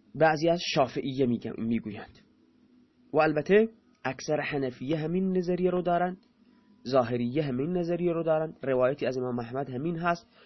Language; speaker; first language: Persian; non-native, local second language; Baluchi